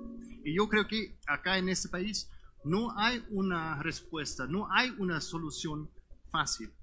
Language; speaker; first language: Spanish; non-native, fluent; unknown